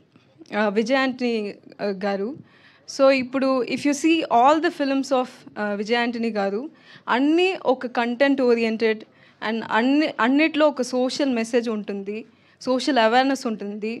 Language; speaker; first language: Telugu; non-native, learner; Tamil